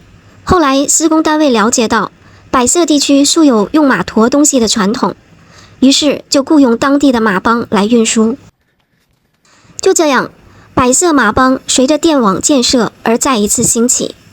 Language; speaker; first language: Chinese; native; Chinese